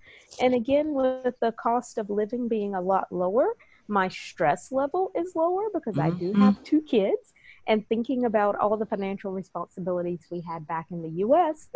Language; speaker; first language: English; native; English